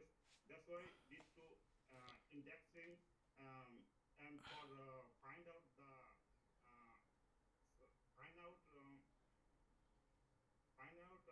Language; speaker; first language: English; non-native, learner; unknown